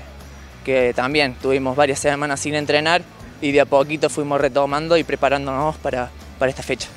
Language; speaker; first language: Spanish; native; Spanish